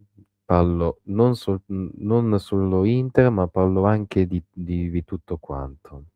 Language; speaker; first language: Italian; native; Italian